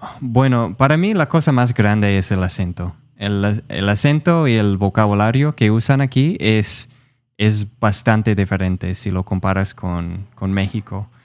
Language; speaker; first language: Spanish; non-native, fluent; English